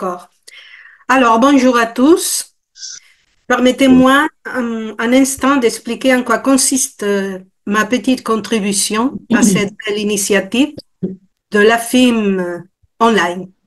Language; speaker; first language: French; non-native, fluent; Spanish